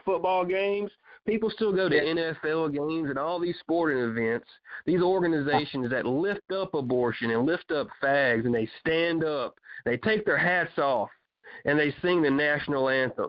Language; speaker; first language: English; native; English